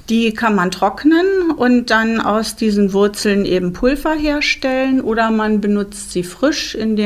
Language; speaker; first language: German; native; German